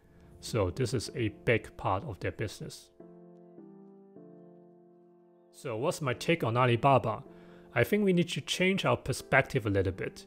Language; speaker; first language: English; non-native, local second language; Cantonese